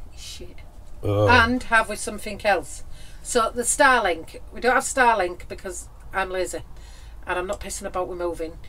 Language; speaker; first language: English; native; English